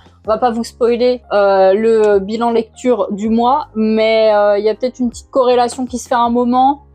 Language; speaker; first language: French; native; French